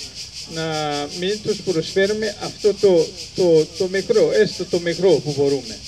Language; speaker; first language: Greek; non-native, fluent; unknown